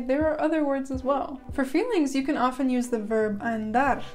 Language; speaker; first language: English; native; English